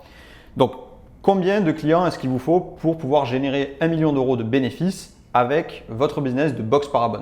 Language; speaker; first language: French; native; French